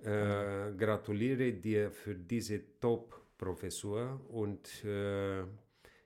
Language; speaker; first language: German; non-native, fluent; Romanian